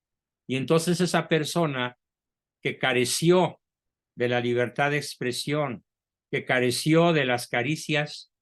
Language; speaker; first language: Spanish; native; Spanish